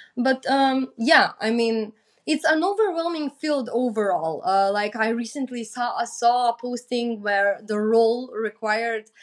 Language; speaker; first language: English; non-native, fluent; Macedonian